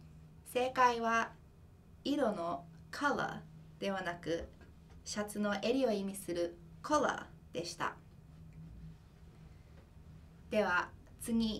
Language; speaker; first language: Japanese; non-native, fluent; English